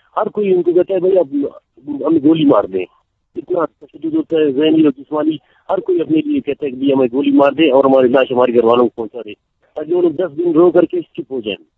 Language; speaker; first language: Urdu; non-native, local second language; Baluchi